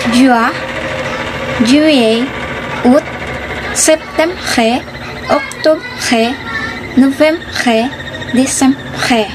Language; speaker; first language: French; non-native, learner; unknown